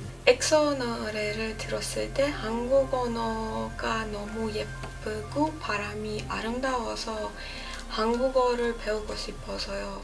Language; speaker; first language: Korean; non-native, fluent; Persian